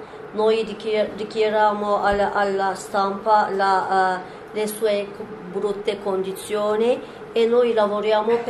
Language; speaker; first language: Italian; non-native, fluent; Turkish